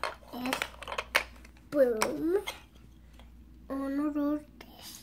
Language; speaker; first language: Spanish; early bilingual, heritage; Spanish